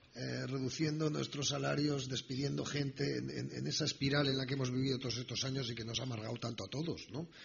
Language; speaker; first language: Spanish; native; Spanish